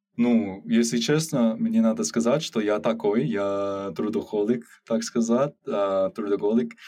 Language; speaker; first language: Russian; non-native, learner; English